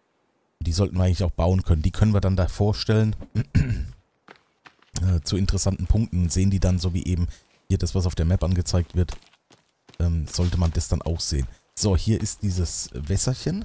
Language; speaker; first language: German; native; German